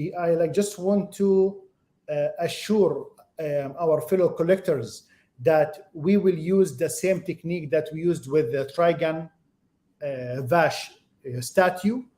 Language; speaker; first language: English; non-native, fluent; Arabic